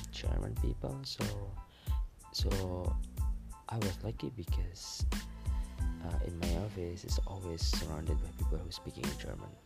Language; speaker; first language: English; non-native, fluent; Malay